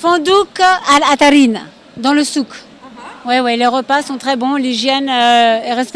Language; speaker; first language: French; non-native, fluent; English